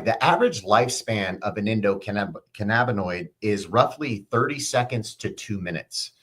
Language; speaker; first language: English; native; English